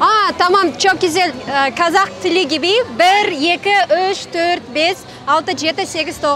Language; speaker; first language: Turkish; non-native, learner; Kazakh